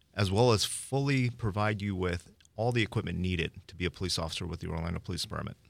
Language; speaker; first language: English; early bilingual, other home language; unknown